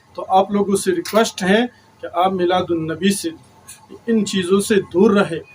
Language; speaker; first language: Urdu; non-native, local second language; Pashto